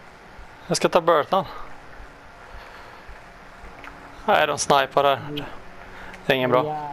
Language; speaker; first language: Swedish; native; Swedish